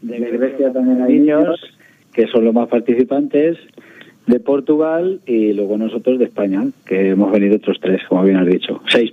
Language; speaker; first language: Spanish; native; Spanish